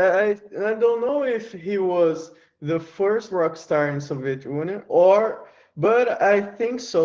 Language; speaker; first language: English; non-native, learner; Portuguese